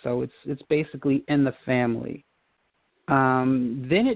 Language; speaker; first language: English; native; English